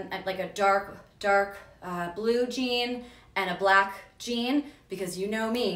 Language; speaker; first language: English; native; English